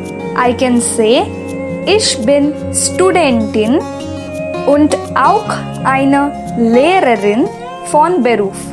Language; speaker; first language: German; non-native, learner; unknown